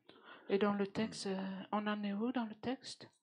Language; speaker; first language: French; native; French